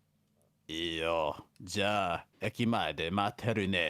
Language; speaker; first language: Japanese; non-native, learner; English